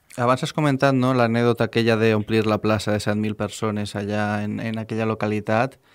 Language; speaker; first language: Catalan; native; Catalan